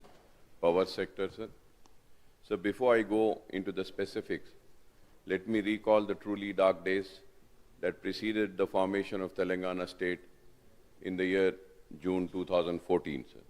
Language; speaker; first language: English; non-native, local second language; Urdu